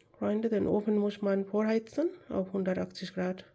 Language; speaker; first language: German; non-native, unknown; Bangla